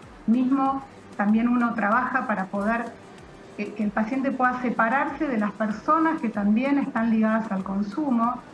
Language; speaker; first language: Spanish; native; Spanish